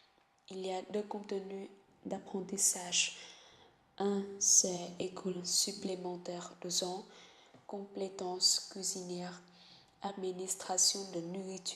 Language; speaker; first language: French; non-native, learner; Vietnamese